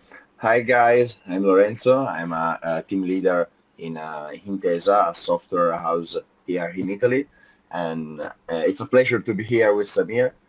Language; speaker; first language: English; non-native, fluent; Italian